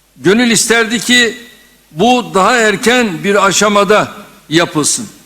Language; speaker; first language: Turkish; native; Turkish